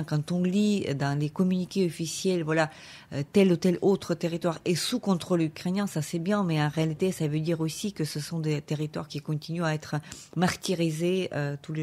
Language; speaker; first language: French; non-native, fluent; Ukrainian